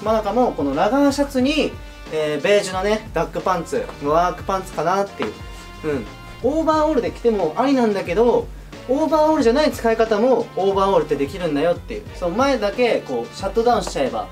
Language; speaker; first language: Japanese; native; Japanese